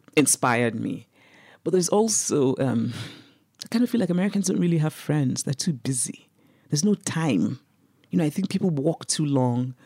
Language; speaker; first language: English; non-native, local second language; Igbo